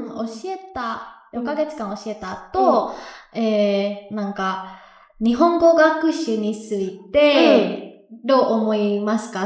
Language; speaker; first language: Japanese; non-native, learner; Indonesian